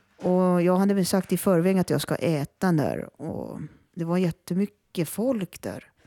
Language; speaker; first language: Swedish; early bilingual, other home language; Finnish